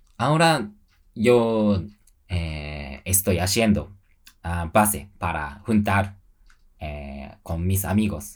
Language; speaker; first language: Spanish; non-native, learner; Japanese